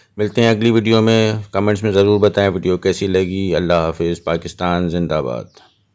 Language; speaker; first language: Urdu; native; Urdu